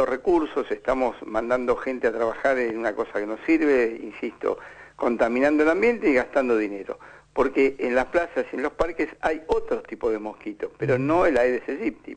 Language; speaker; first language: Spanish; native; Spanish